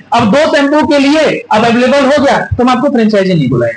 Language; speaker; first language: Hindi; native; Hindi